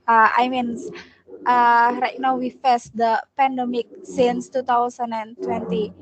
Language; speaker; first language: English; non-native, learner; Indonesian